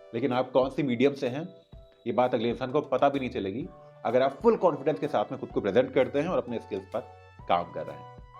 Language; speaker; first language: Hindi; native; Hindi